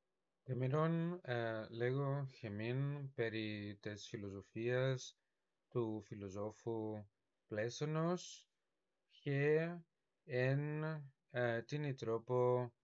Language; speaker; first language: Greek; non-native, learner; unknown